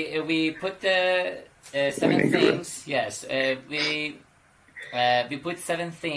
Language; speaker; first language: English; non-native, fluent; Persian